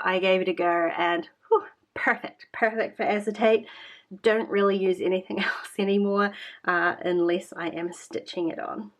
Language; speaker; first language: English; native; English